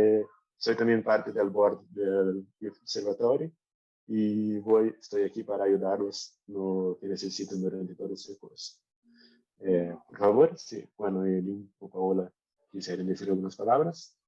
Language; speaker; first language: Spanish; non-native, learner; Portuguese